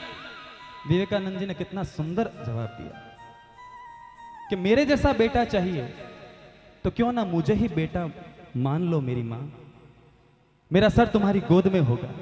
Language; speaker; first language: Hindi; native; Hindi